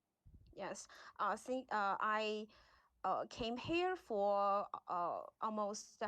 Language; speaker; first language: English; non-native, learner; Chinese